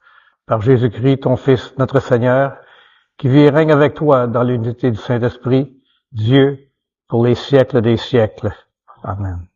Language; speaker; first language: French; native; French